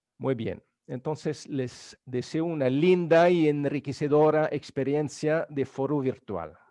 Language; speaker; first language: Spanish; non-native, fluent; French